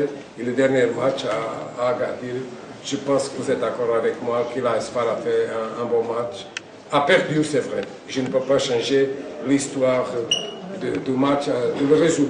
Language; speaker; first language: French; non-native, fluent; Portuguese